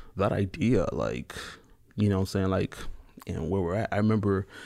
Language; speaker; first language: English; non-native, local second language; Swahili